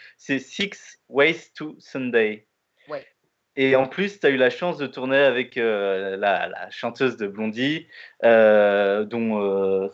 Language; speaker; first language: French; native; French